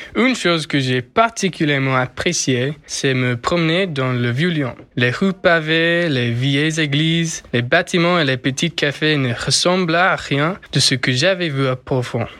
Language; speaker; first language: French; non-native, learner; English